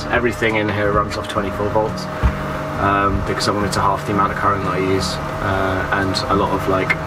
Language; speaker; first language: English; native; English